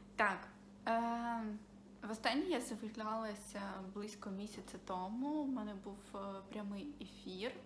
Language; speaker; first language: Ukrainian; non-native, local second language; Russian